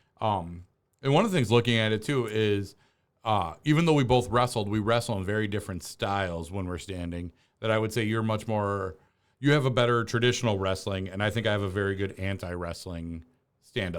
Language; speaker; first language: English; native; English